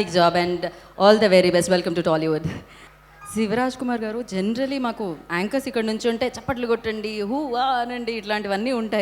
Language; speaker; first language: Telugu; native; Telugu